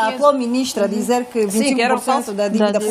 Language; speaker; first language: Portuguese; native; Portuguese